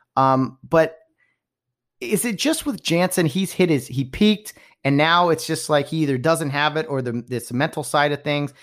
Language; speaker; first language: English; early bilingual, other home language; Dutch